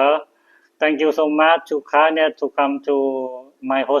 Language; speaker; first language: English; non-native, learner; Thai